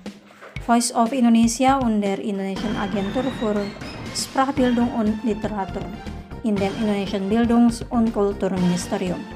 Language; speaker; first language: German; non-native, fluent; Indonesian